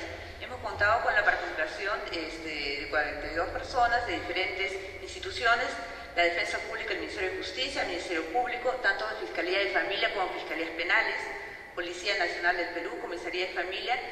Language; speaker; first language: Spanish; native; Spanish